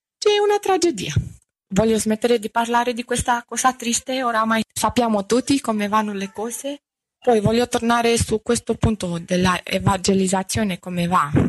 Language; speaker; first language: Italian; non-native, fluent; Romanian